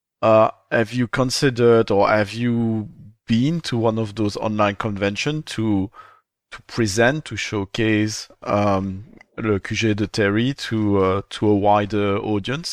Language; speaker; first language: English; non-native, fluent; French